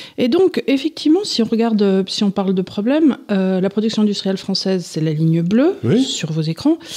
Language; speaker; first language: French; native; French